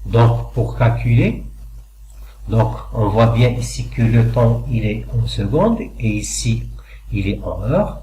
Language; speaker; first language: French; non-native, local second language; Arabic